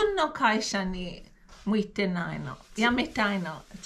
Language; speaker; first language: Japanese; non-native, fluent; English